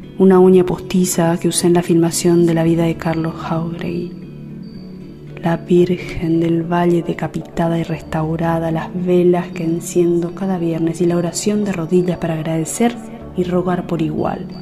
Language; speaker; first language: Spanish; native; Spanish